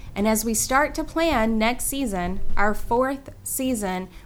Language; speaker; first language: English; native; English